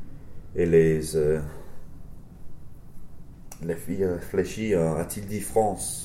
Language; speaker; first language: French; non-native, learner; English